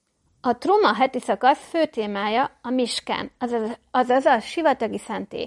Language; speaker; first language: Hungarian; native; Hungarian